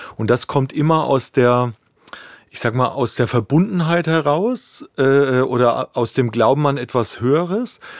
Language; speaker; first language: German; native; German